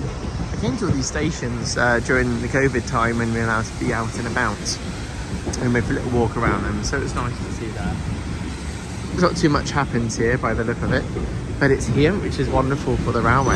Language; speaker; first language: English; native; English